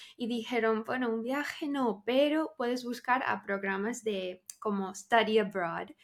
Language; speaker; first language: Spanish; non-native, fluent; English